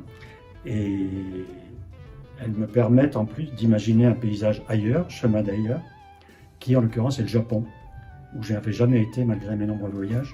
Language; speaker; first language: French; native; French